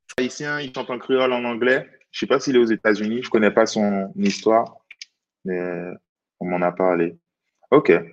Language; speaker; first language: French; native; French